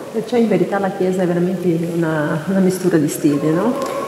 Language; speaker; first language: Italian; non-native, fluent; Portuguese